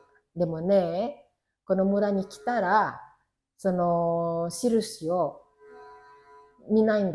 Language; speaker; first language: Japanese; non-native, fluent; Indonesian